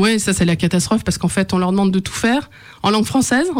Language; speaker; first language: French; native; French